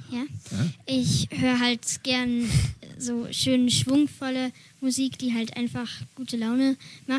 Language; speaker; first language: German; native; German